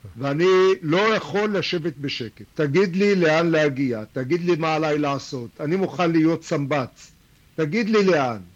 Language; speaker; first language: Hebrew; non-native, local second language; Arabic